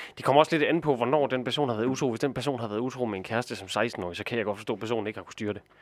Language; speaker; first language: Danish; native; Danish